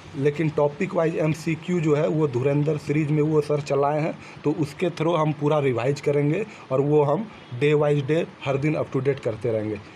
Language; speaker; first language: Hindi; native; Hindi